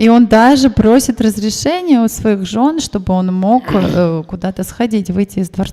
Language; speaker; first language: Russian; native; Russian